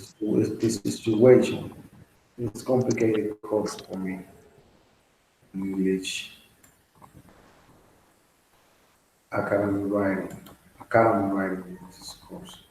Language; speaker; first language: English; non-native, learner; Spanish